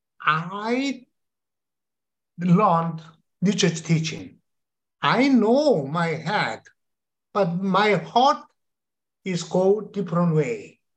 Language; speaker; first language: English; non-native, learner; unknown